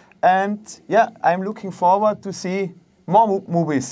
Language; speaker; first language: English; non-native, learner; German